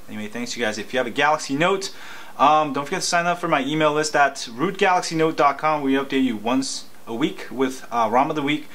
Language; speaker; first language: English; native; English